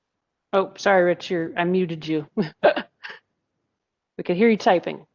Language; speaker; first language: English; native; English